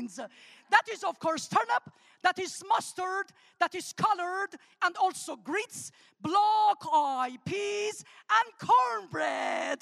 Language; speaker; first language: English; non-native, fluent; Armenian